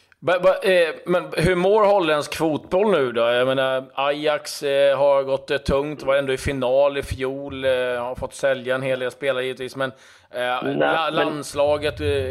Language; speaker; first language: Swedish; native; Swedish